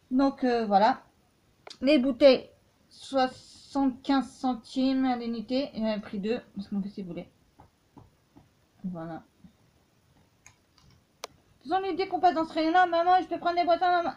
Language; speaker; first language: French; native; French